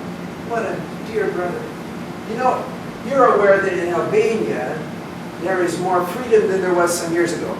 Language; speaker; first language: English; native; English